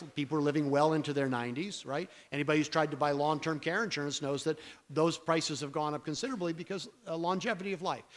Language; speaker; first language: English; native; English